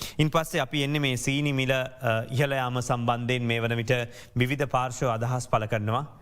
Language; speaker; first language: Sinhala; native; Sinhala